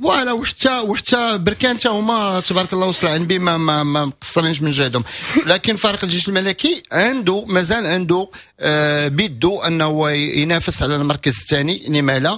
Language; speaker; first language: Arabic; native; Arabic